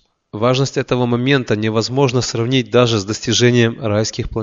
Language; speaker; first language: Russian; native; Russian